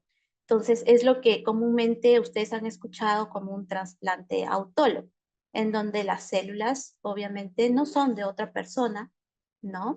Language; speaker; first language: Spanish; native; Spanish